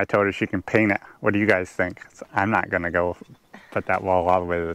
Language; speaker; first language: English; native; English